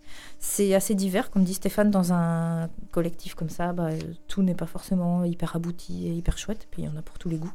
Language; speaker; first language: French; native; French